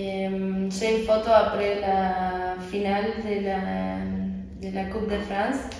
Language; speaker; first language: French; non-native, fluent; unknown